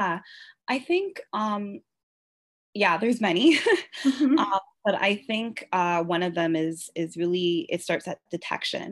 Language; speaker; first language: English; native; English